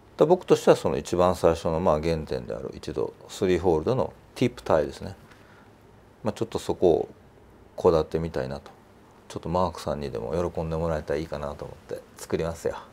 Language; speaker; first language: Japanese; native; Japanese